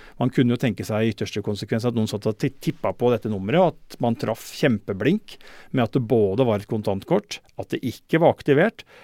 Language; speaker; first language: Norwegian; native; Norwegian